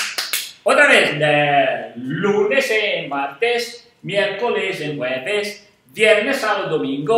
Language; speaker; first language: Spanish; non-native, fluent; English